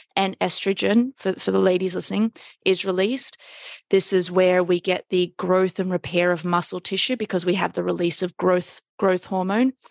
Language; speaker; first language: English; native; English